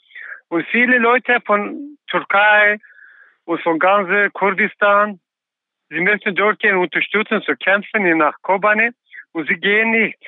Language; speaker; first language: German; non-native, learner; Kurdish